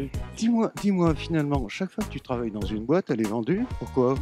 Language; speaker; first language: French; native; French